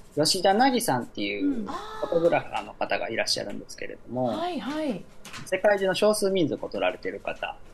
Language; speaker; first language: Japanese; native; Japanese